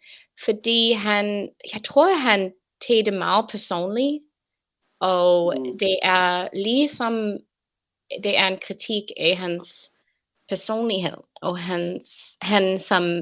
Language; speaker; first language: Danish; non-native, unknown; English